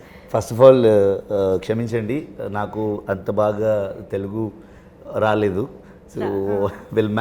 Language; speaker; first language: Telugu; non-native, learner; Kannada